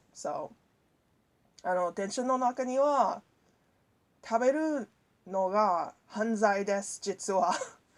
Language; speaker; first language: Japanese; non-native, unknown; English